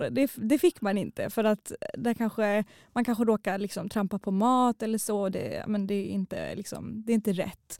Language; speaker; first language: Swedish; early bilingual, other home language; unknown